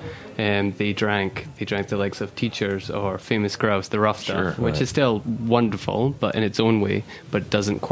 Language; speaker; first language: English; native; English